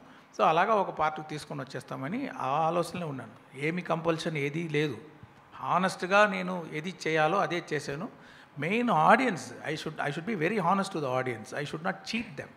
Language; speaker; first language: Telugu; non-native, local second language; Tamil